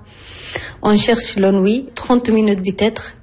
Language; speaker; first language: French; non-native, learner; Arabic